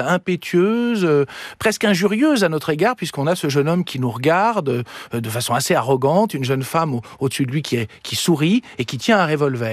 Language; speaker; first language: French; native; French